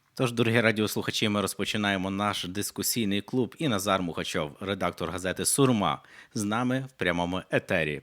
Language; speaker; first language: Ukrainian; native; Ukrainian